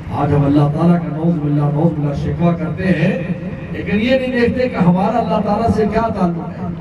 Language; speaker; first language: Urdu; non-native, local second language; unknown